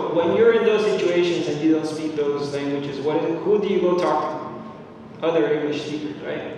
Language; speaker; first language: English; non-native, fluent; Spanish